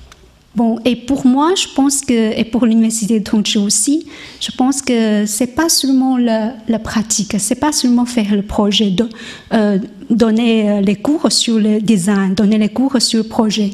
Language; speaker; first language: French; non-native, learner; Chinese